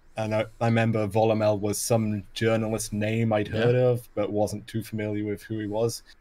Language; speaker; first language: English; native; English